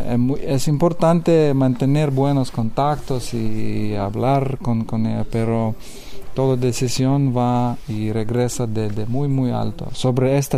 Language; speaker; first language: Spanish; non-native, learner; Lithuanian